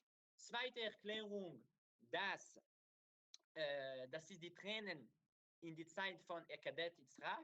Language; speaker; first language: German; non-native, learner; Hebrew